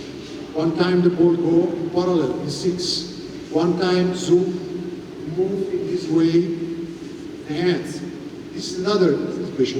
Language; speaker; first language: English; non-native, fluent; Italian